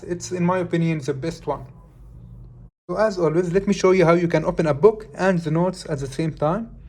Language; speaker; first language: English; non-native, fluent; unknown